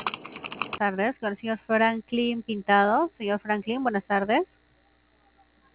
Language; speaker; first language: Spanish; native; Spanish